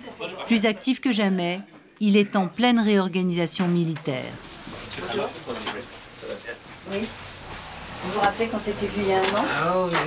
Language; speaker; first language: French; native; French